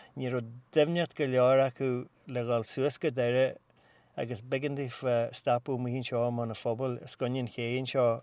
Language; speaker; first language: Irish; native; Irish